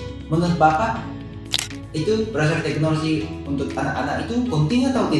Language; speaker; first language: Indonesian; non-native, fluent; Japanese